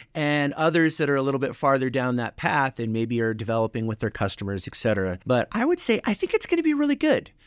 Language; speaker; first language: English; native; English